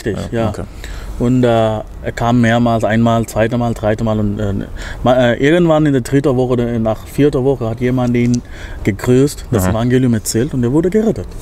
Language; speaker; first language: German; non-native, fluent; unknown